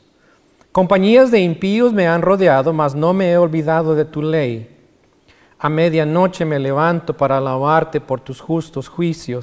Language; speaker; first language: Spanish; native; Spanish